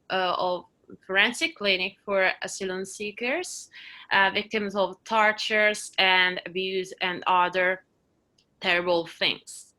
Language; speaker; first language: English; non-native, learner; Italian